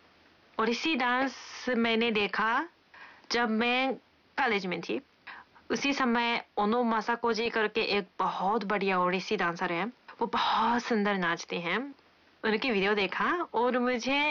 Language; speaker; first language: Hindi; non-native, fluent; Japanese